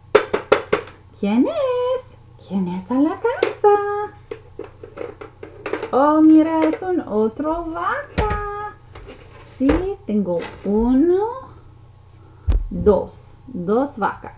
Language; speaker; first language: Spanish; non-native, learner; English